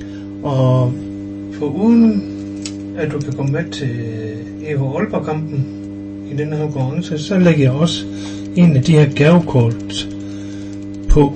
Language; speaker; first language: Danish; native; Danish